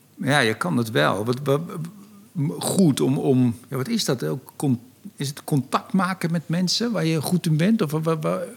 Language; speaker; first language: Dutch; native; Dutch